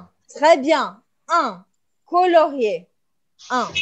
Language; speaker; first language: French; non-native, fluent; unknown